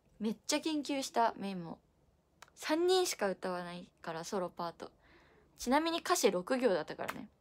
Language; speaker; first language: Japanese; native; Japanese